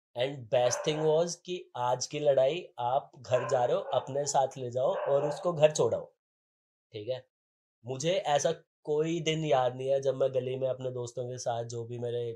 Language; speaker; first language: Hindi; native; Hindi